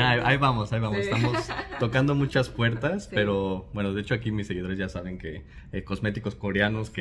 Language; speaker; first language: Spanish; native; Spanish